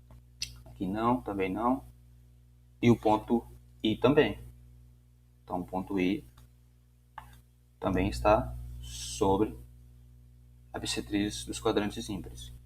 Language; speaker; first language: Portuguese; native; Portuguese